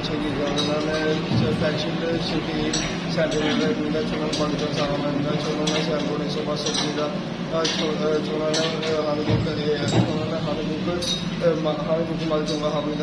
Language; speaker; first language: Korean; non-native, learner; Punjabi